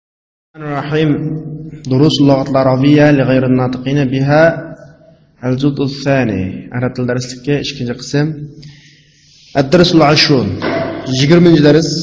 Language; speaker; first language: Arabic; non-native, fluent; Uzbek